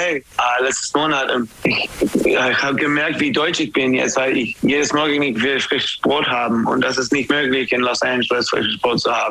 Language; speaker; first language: German; non-native, learner; English